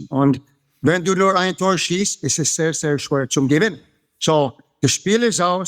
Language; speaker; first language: German; non-native, fluent; English